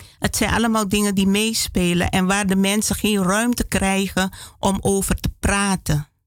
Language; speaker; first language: Dutch; native; Dutch